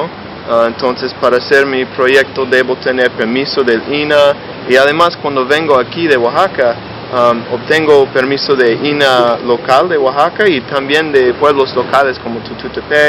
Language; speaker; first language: Spanish; non-native, fluent; English